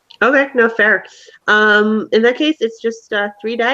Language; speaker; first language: English; native; English